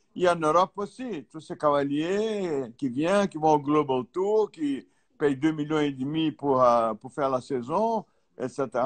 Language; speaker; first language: French; non-native, fluent; Portuguese